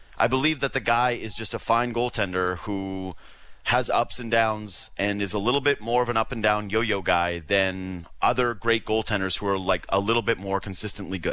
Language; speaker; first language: English; native; English